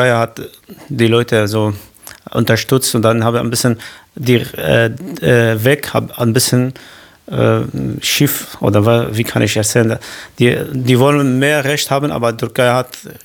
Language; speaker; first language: German; non-native, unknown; Kurdish